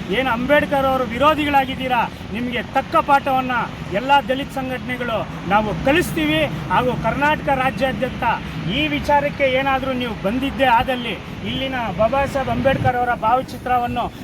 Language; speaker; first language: Kannada; native; Kannada